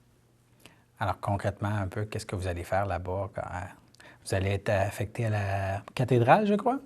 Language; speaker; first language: French; native; French